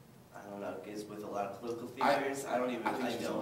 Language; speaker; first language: English; native; English